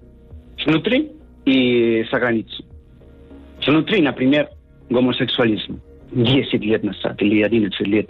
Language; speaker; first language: Russian; non-native, learner; Spanish